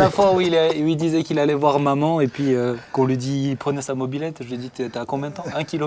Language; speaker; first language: French; native; French